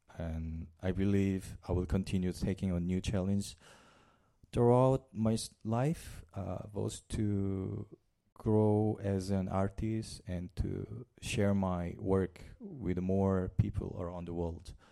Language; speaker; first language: English; non-native, learner; Korean